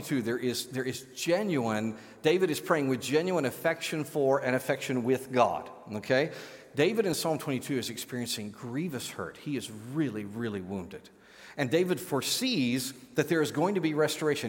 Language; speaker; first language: English; native; English